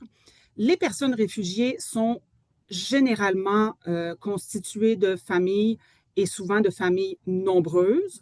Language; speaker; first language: French; native; French